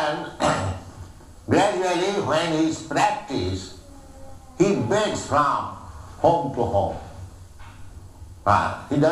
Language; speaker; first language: English; non-native, local second language; Bangla